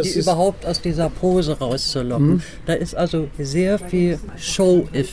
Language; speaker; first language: German; native; German